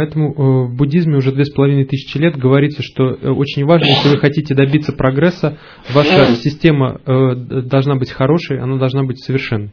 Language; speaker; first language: Russian; native; Russian